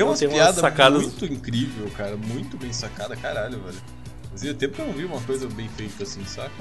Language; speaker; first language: Portuguese; native; Portuguese